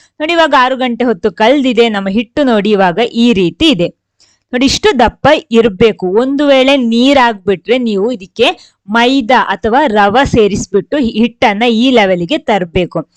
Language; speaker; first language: Kannada; non-native, local second language; Tulu